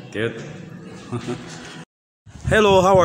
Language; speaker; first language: English; non-native, fluent; Rundi